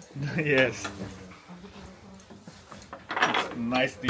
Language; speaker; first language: English; non-native, learner; Turkish